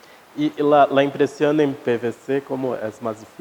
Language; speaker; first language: Spanish; non-native, learner; Portuguese